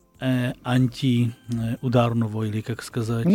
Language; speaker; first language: Russian; non-native, learner; Slovak